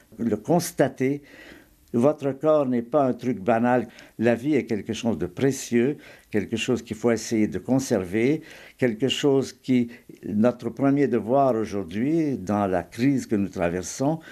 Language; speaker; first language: French; native; French